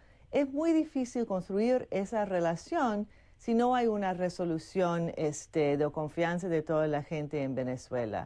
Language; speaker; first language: Spanish; non-native, fluent; English